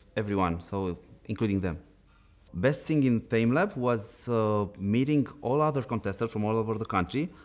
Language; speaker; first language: English; non-native, fluent; Romanian